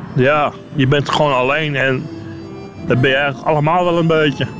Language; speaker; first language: Dutch; native; Dutch